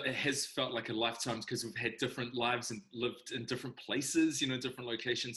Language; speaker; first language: English; native; English